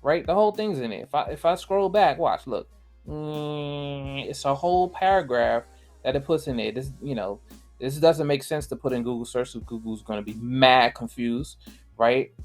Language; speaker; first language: English; native; English